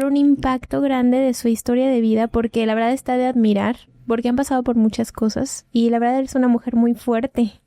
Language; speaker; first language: Spanish; native; Spanish